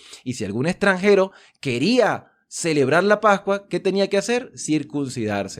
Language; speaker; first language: Spanish; native; Spanish